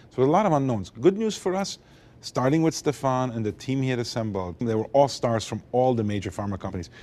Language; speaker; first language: English; early bilingual, other home language; Armenian